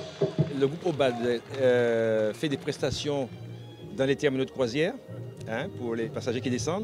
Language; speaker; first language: French; native; French